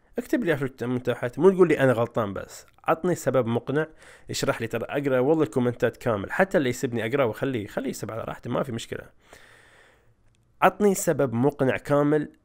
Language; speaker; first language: Arabic; native; Arabic